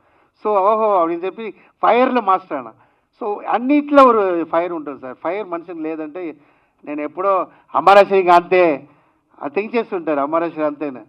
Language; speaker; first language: Telugu; non-native, learner; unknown